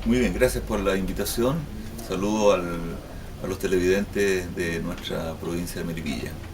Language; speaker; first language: Spanish; native; Spanish